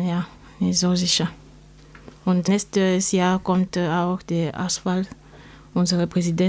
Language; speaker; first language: German; non-native, learner; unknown